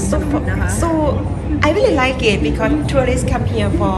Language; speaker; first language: English; non-native, learner; Thai